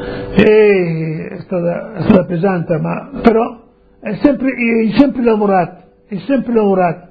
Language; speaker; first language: Italian; non-native, local second language; Friulian